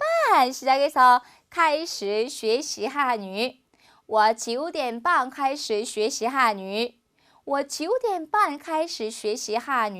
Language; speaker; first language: Chinese; non-native, fluent; Korean